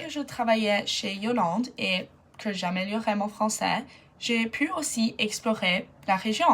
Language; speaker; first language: French; non-native, fluent; English